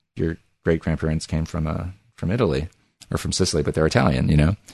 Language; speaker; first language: English; early bilingual, other home language; Italian